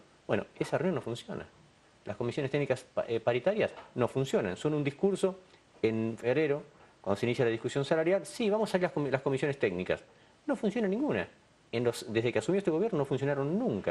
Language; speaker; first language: Spanish; native; Spanish